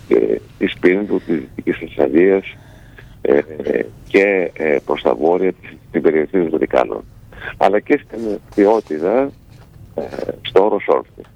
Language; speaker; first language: Greek; native; Greek